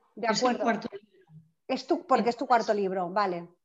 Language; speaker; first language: Spanish; native; Spanish